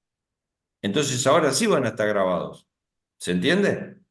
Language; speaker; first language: Spanish; native; Spanish